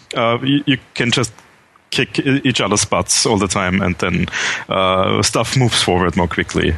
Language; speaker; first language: English; non-native, fluent; German